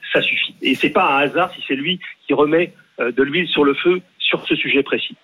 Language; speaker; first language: French; native; French